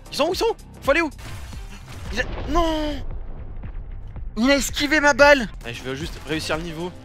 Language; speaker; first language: French; native; French